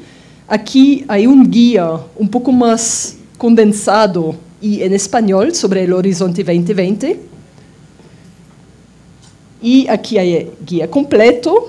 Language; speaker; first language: Spanish; non-native, fluent; French